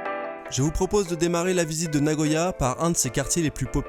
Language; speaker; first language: French; native; French